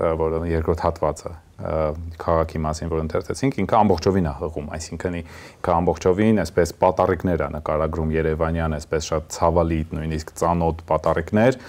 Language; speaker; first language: Armenian; native; Armenian